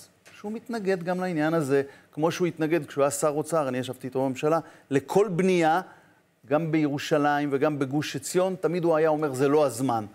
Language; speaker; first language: Hebrew; native; Hebrew